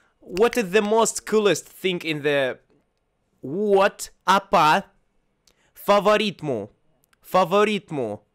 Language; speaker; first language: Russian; native; Russian